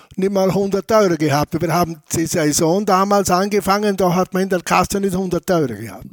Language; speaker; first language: German; native; German